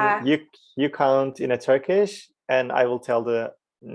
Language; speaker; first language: English; non-native, fluent; Turkish